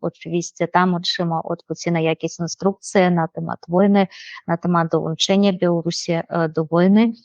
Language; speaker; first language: Polish; non-native, fluent; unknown